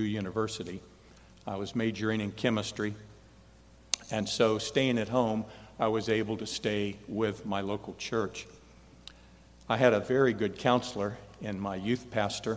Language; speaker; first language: English; native; English